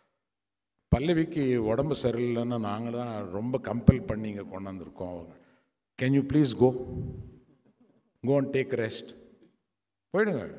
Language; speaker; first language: Tamil; non-native, local second language; Telugu